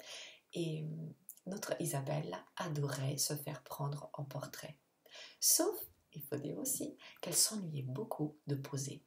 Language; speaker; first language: French; non-native, fluent; Italian